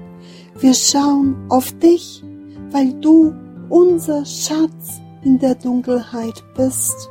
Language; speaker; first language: German; non-native, fluent; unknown